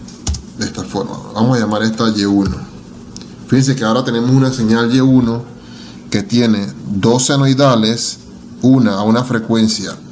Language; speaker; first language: Spanish; native; Spanish